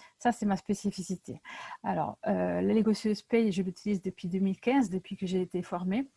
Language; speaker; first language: French; non-native, fluent; Italian